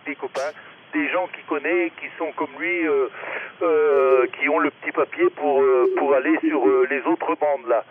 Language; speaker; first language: French; native; French